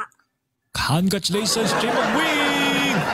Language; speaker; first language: English; non-native, learner; Chinese